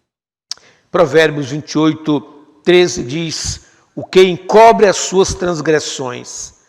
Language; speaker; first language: Portuguese; native; Portuguese